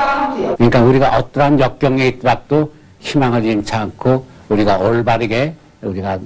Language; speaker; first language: Korean; native; Korean